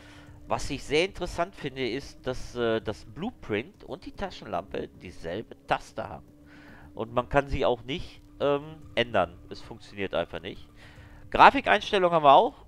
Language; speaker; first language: German; native; German